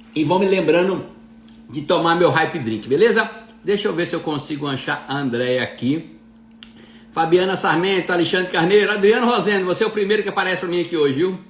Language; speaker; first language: Portuguese; native; Portuguese